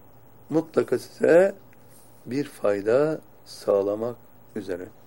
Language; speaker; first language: Turkish; native; Turkish